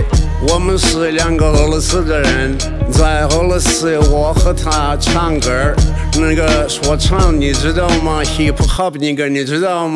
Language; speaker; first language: Chinese; non-native, learner; Russian